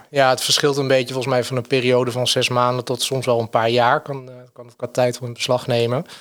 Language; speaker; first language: Dutch; native; Dutch